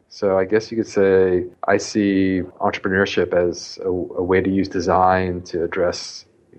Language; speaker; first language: English; native; English